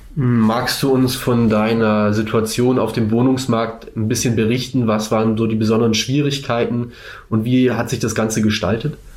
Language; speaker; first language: German; native; German